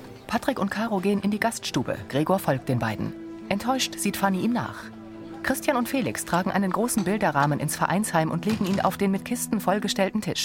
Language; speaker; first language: German; native; German